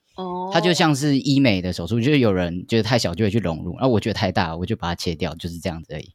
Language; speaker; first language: Chinese; native; Chinese